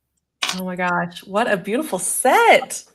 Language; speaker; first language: English; native; English